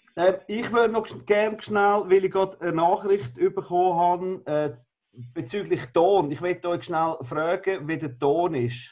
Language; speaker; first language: German; native; German